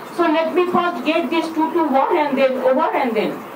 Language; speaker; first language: English; non-native, local second language; Bangla